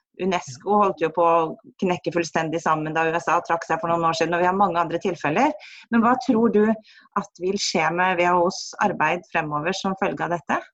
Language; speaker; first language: Norwegian; native; Norwegian